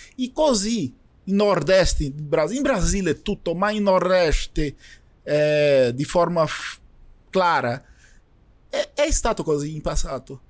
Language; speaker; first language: Italian; non-native, learner; Portuguese